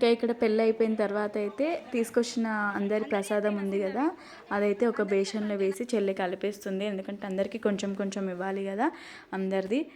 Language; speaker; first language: Telugu; non-native, local second language; Lambadi